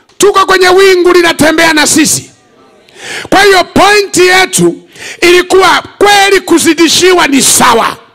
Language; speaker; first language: Swahili; native; Swahili